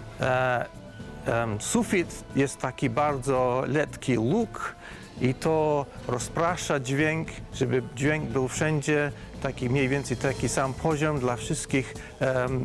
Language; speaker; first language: Polish; non-native, fluent; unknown